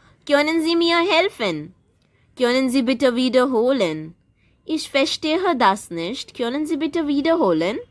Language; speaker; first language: German; non-native, fluent; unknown